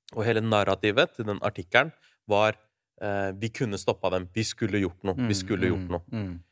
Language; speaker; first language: Norwegian; early bilingual, other home language; Urdu